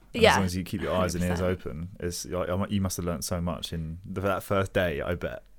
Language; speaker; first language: English; native; English